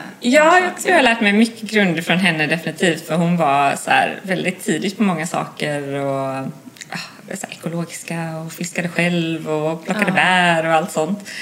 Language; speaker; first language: Swedish; native; Swedish